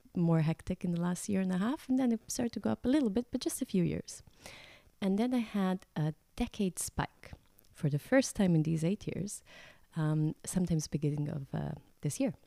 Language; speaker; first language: English; non-native, fluent; Croatian